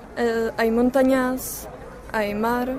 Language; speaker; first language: Spanish; non-native, learner; Czech